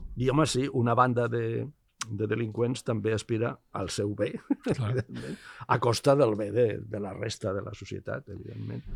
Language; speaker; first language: Catalan; non-native, local second language; Spanish